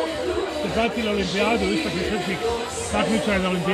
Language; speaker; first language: Serbian; native; Serbian